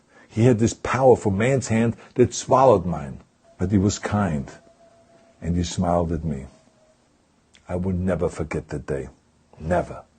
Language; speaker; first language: English; non-native, fluent; German